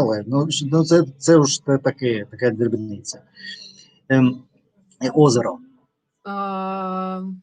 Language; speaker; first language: Ukrainian; non-native, learner; Russian